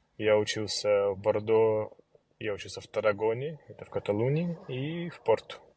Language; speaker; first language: Russian; early bilingual, other home language; Georgian